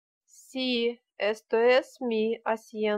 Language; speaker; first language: Spanish; non-native, learner; Russian